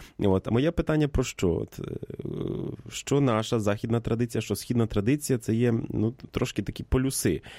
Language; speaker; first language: Ukrainian; native; Ukrainian